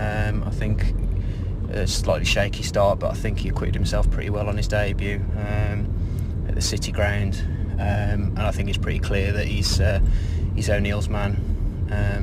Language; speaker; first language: English; native; English